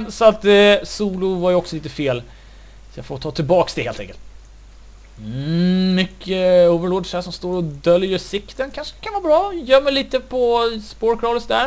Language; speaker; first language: Swedish; native; Swedish